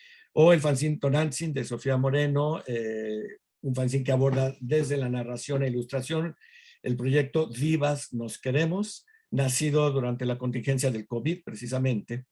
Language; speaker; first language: Spanish; native; Spanish